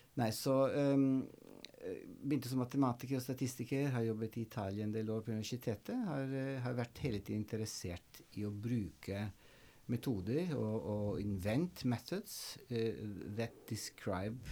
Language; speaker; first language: Norwegian; non-native, fluent; Italian